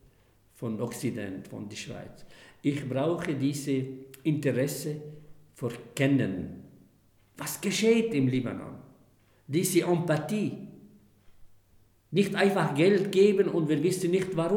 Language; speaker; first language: German; non-native, fluent; Arabic